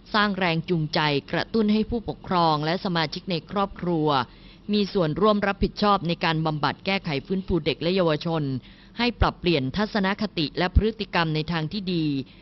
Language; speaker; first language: Thai; native; Thai